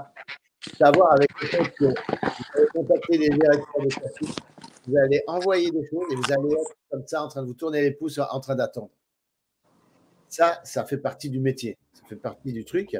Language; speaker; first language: French; native; French